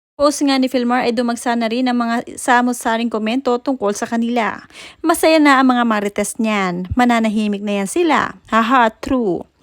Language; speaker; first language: Filipino; native; Filipino